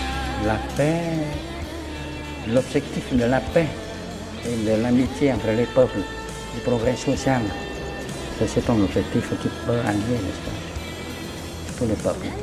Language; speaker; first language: French; non-native, local second language; Vietnamese